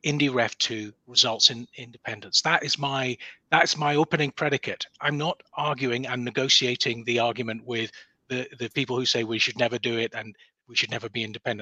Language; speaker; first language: English; native; English